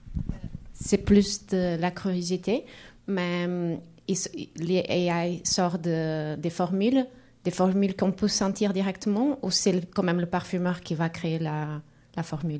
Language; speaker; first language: French; native; French